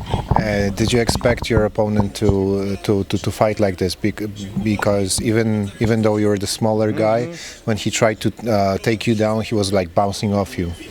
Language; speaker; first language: English; non-native, fluent; Polish